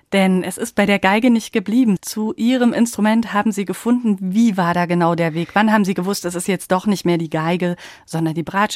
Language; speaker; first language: German; native; German